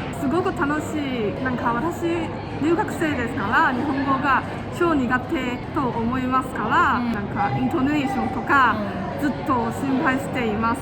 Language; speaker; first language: Japanese; non-native, fluent; Chinese